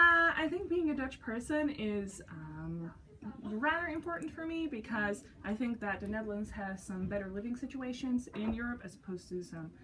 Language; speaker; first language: English; non-native, fluent; Dutch